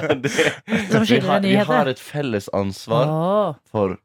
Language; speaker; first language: Norwegian; native; Norwegian